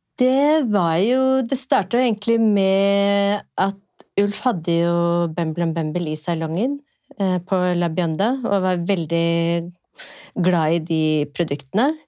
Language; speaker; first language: Norwegian; native; Norwegian